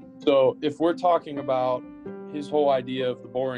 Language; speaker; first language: English; native; English